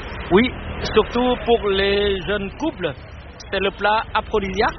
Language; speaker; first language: French; non-native, fluent; Vietnamese